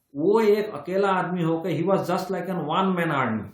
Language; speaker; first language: Hindi; non-native, local second language; Assamese